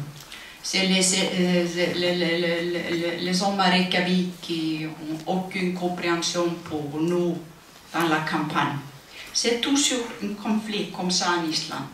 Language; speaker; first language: French; non-native, learner; Icelandic